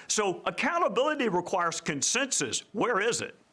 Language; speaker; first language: English; native; English